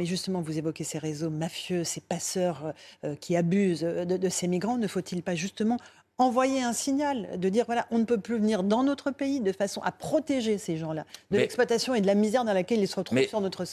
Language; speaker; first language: French; native; French